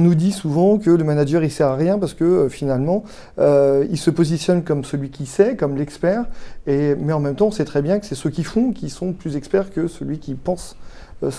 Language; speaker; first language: French; native; French